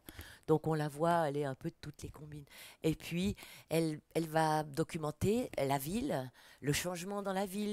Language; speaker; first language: French; native; French